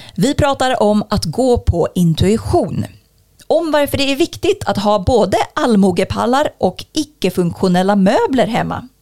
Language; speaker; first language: Swedish; native; Swedish